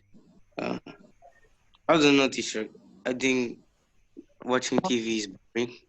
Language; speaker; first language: English; non-native, learner; Portuguese